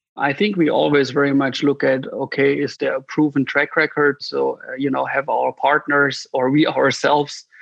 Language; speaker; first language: English; non-native, fluent; German